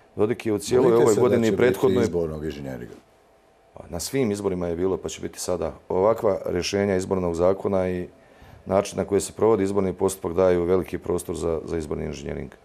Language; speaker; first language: Serbian; native; Serbian